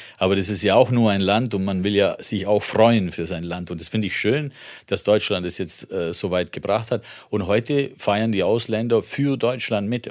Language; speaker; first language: German; early bilingual, other home language; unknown